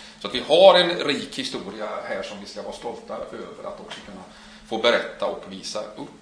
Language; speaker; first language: Swedish; native; Swedish